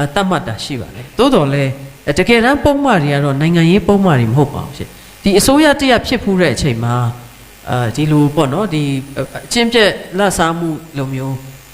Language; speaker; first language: Burmese; native; Burmese